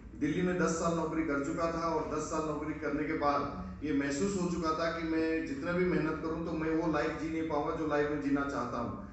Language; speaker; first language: Hindi; non-native, local second language; Odia